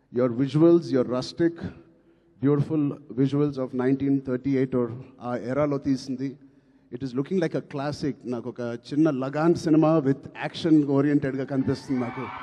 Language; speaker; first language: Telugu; native; Telugu